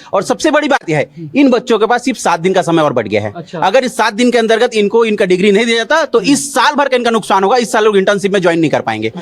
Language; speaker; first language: Hindi; native; Hindi